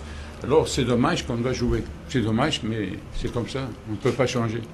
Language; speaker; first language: French; non-native, local second language; Dutch